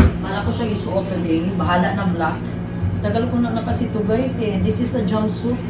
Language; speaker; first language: Filipino; non-native, local second language; Cebuano